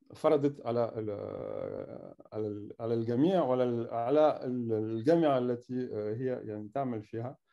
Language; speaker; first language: Arabic; non-native, fluent; French